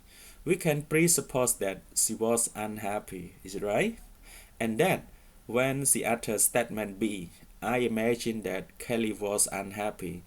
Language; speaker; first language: English; non-native, fluent; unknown